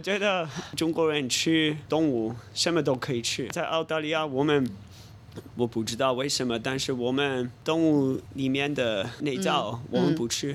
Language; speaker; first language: Chinese; non-native, fluent; English